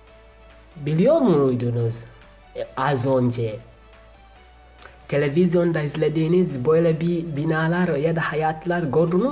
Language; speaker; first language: Turkish; non-native, learner; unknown